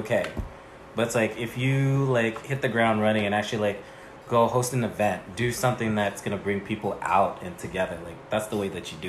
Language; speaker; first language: English; native; English